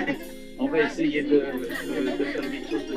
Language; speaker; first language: French; native; French